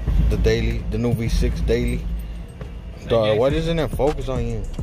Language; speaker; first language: English; early bilingual, other home language; Spanish